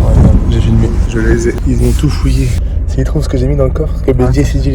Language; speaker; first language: French; native; French